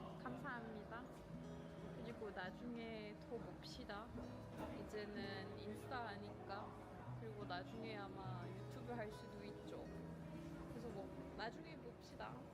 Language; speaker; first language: Korean; non-native, fluent; French